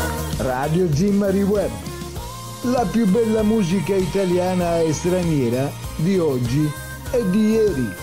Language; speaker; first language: Italian; native; Italian